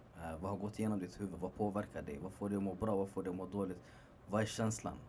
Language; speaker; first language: Swedish; early bilingual, other home language; Arabic